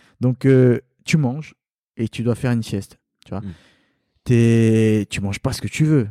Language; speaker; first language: French; early bilingual, other home language; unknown